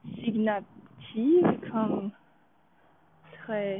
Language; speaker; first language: French; non-native, learner; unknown